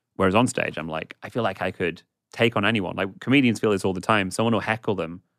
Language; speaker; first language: English; native; English